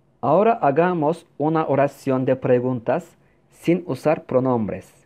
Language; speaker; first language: Spanish; non-native, fluent; Turkish